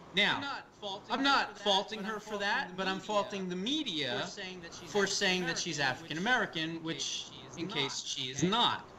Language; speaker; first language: English; native; English